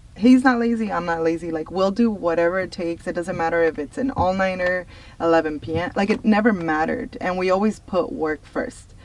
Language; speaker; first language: English; early bilingual, other home language; Spanish